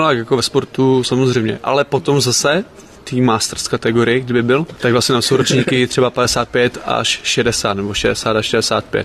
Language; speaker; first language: Czech; native; Czech